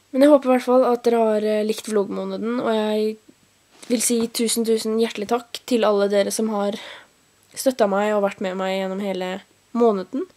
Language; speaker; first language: Norwegian; native; Norwegian